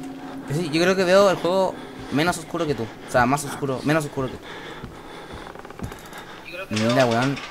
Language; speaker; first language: Spanish; native; Spanish